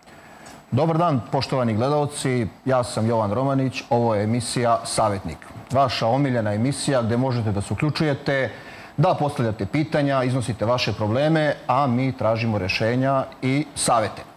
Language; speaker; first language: Serbian; native; Serbian